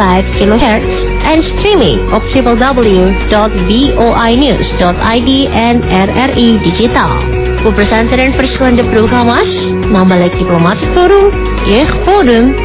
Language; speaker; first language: Dutch; non-native, learner; Indonesian